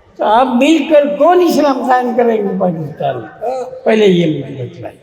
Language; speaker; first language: Urdu; non-native, fluent; Bangla